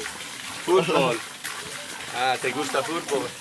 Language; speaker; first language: Spanish; non-native, learner; English